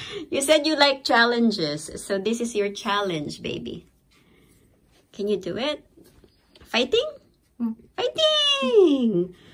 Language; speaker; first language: English; non-native, local second language; Filipino